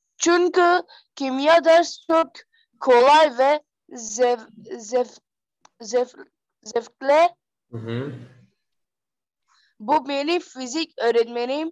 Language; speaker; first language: Turkish; non-native, learner; Persian